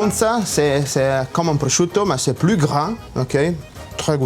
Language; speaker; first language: French; non-native, learner; Italian